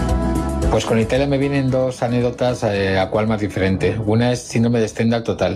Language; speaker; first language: Spanish; native; Spanish